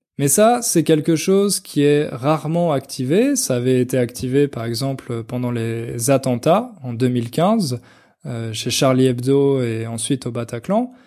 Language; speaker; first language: French; native; French